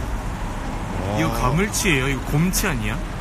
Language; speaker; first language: Japanese; non-native, fluent; Korean